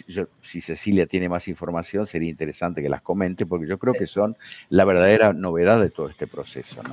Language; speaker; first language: Spanish; native; Spanish